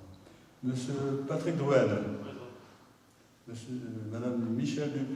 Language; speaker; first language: French; native; French